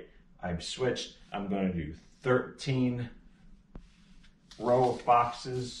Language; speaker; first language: English; native; English